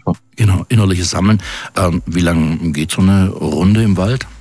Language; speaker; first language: German; native; German